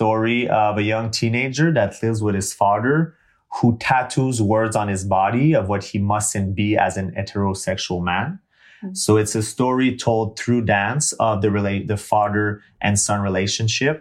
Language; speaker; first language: English; non-native, fluent; French